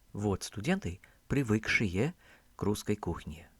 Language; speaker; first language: Russian; non-native, fluent; English